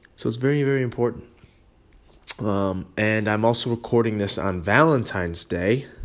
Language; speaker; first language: English; native; English